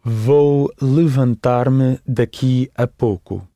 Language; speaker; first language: Portuguese; non-native, learner; English